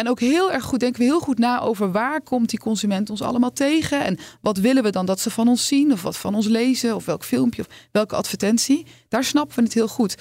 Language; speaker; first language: Dutch; native; Dutch